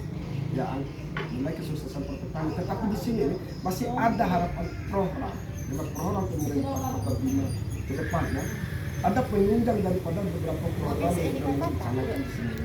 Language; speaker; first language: Indonesian; non-native, local second language; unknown